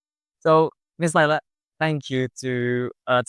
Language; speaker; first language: English; non-native, fluent; Indonesian